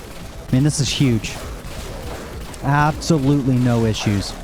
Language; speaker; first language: English; native; English